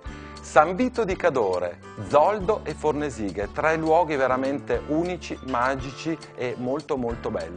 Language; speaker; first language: Italian; native; Italian